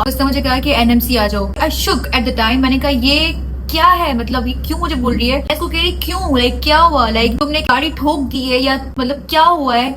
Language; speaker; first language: Urdu; native; Urdu